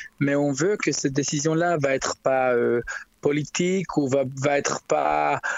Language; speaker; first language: French; non-native, learner; Hebrew